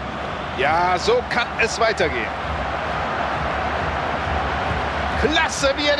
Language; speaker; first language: German; native; German